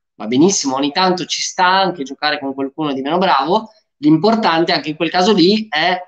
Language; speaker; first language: Italian; early bilingual, other home language; Romanian